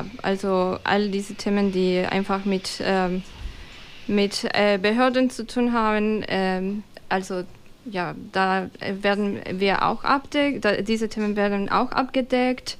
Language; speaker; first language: German; non-native, fluent; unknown